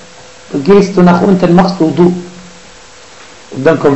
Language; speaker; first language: German; non-native, fluent; Arabic